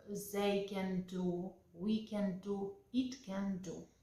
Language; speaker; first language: English; non-native, fluent; Ukrainian